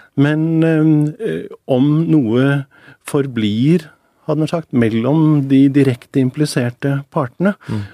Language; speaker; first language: Norwegian; native; Norwegian